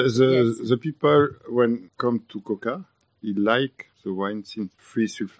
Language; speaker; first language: English; non-native, learner; French